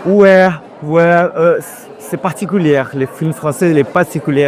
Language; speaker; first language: French; non-native, fluent; Portuguese